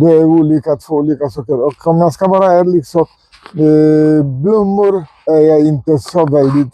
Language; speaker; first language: Swedish; non-native, fluent; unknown